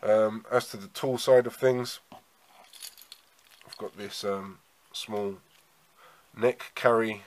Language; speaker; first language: English; native; English